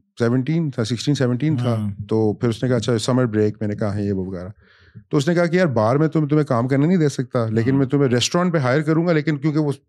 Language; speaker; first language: Urdu; native; Urdu